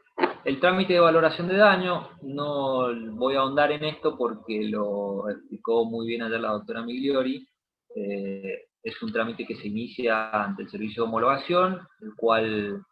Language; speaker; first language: Spanish; native; Spanish